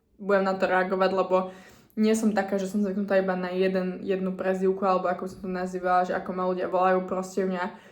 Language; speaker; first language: Slovak; native; Slovak